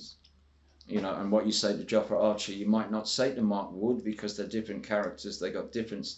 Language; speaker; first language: English; native; English